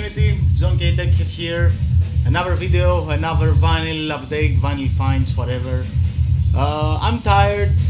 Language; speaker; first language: English; non-native, fluent; Greek